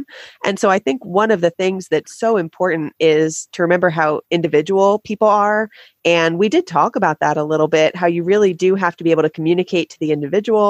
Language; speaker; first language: English; native; English